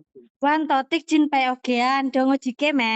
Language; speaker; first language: Cantonese; non-native, learner; Indonesian